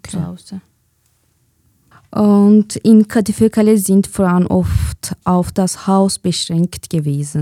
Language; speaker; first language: German; non-native, fluent; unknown